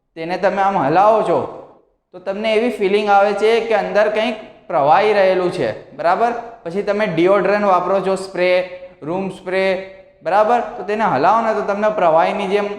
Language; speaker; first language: Gujarati; native; Gujarati